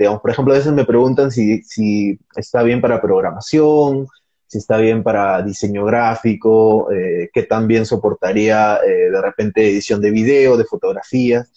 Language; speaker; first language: Spanish; native; Spanish